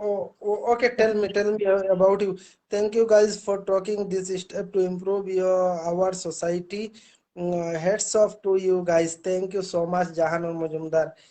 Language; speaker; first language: English; non-native, learner; Bangla